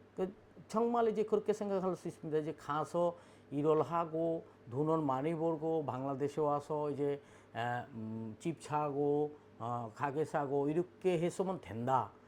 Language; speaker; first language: Korean; non-native, learner; Bangla